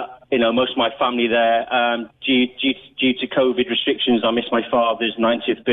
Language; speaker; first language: English; native; English